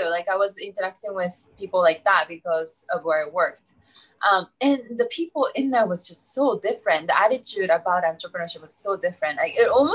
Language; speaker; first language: English; non-native, fluent; Japanese